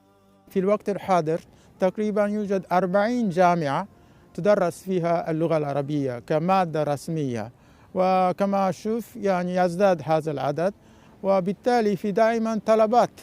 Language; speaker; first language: Arabic; non-native, fluent; Japanese